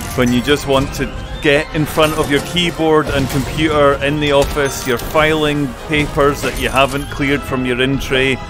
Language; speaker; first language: English; native; English